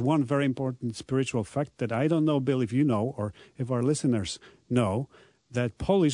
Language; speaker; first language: English; non-native, fluent; Polish